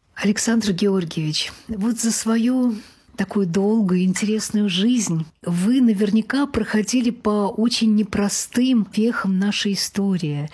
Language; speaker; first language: Russian; native; Russian